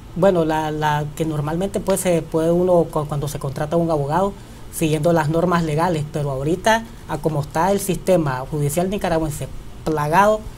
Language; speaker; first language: Spanish; native; Spanish